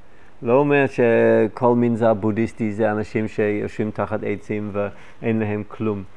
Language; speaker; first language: Hebrew; non-native, fluent; English